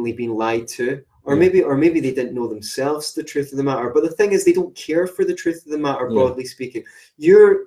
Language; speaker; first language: English; native; English